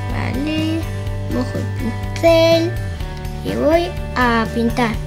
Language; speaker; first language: Spanish; native; Spanish